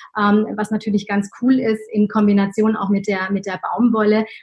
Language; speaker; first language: German; early bilingual, other home language; Arabic